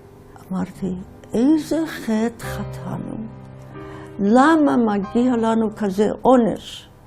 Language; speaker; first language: Hebrew; non-native, fluent; Yiddish